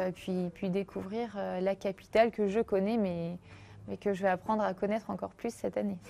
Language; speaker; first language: French; native; French